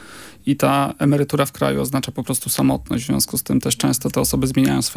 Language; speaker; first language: Polish; native; Polish